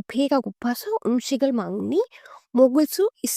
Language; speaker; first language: Korean; non-native, learner; Hindi